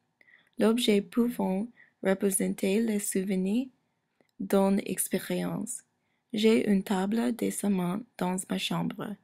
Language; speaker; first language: French; non-native, learner; English